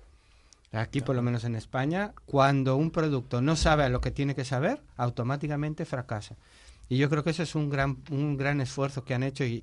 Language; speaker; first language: Spanish; native; Spanish